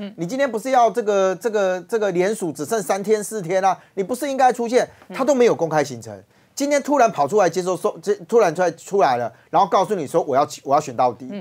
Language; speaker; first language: Chinese; native; Chinese